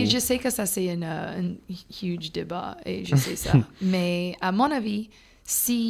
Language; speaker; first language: French; non-native, fluent; English